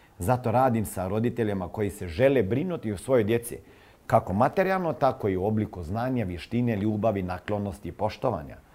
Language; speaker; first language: Croatian; non-native, fluent; Serbian